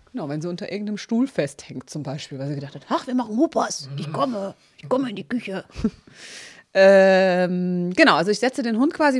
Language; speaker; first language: German; native; German